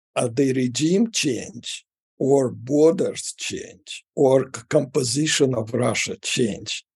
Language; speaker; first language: English; non-native, fluent; Russian